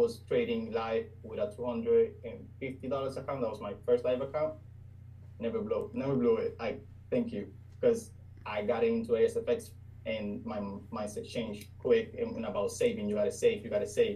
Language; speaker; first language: English; non-native, fluent; Spanish